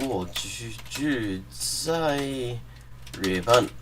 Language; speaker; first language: Chinese; non-native, learner; English